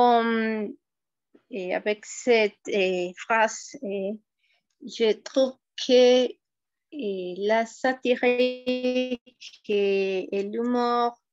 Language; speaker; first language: French; non-native, fluent; Spanish